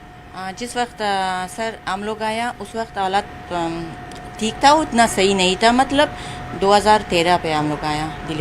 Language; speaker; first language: Hindi; non-native, learner; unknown